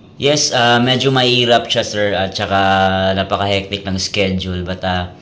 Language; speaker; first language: Filipino; non-native, local second language; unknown